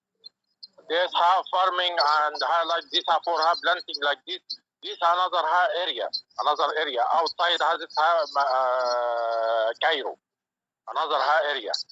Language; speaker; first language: English; non-native, learner; Arabic